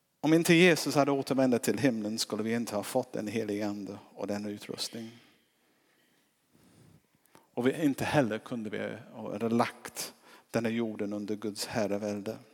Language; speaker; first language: Swedish; non-native, fluent; English